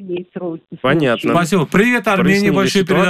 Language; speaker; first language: Russian; native; Russian